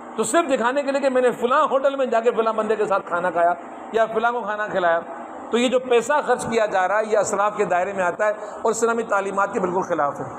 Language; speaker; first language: Urdu; non-native, local second language; Sindhi